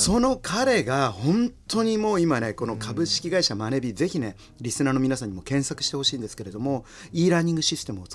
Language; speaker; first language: Japanese; native; Japanese